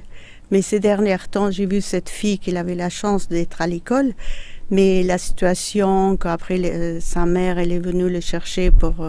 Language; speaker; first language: French; non-native, fluent; Persian